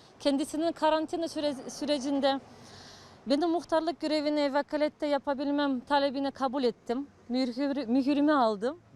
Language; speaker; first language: Turkish; non-native, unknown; Russian